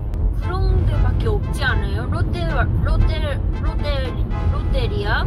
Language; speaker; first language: Korean; non-native, learner; Japanese